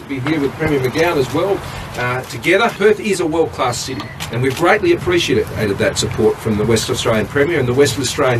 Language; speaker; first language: English; native; English